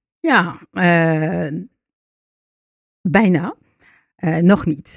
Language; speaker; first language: Dutch; non-native, fluent; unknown